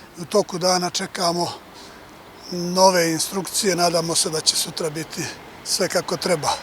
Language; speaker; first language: Bosnian; native; Bosnian